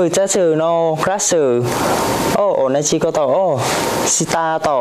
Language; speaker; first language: Japanese; non-native, learner; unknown